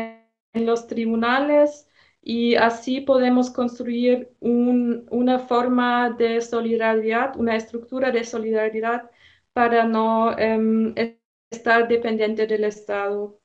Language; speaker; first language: Spanish; non-native, fluent; German